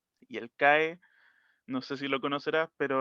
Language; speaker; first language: Spanish; native; Spanish